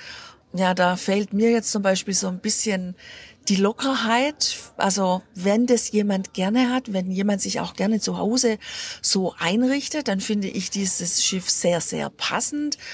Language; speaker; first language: German; native; German